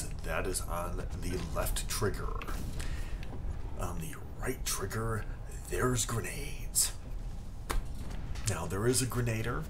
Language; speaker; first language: English; native; English